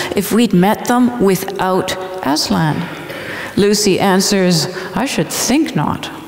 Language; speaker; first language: English; native; English